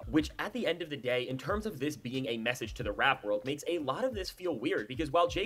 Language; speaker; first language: English; native; English